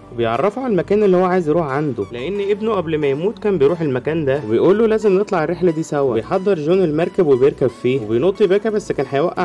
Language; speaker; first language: Arabic; native; Arabic